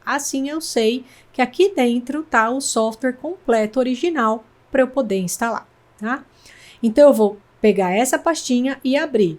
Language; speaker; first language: Portuguese; native; Portuguese